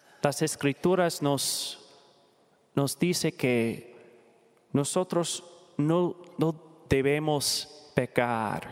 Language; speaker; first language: Spanish; non-native, learner; English